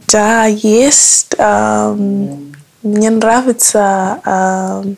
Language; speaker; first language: Russian; non-native, learner; English